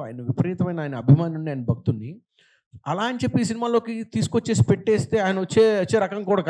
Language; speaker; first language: Telugu; native; Telugu